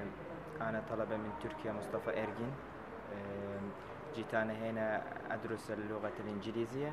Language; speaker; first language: Arabic; non-native, learner; Turkish